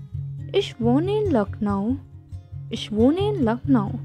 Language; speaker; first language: German; non-native, learner; Hindi